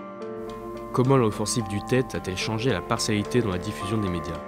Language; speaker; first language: French; native; French